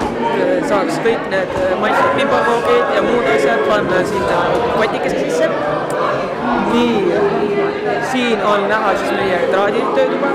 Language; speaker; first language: Estonian; native; Estonian